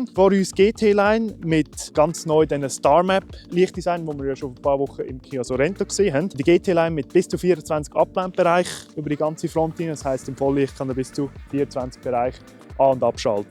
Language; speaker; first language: German; native; German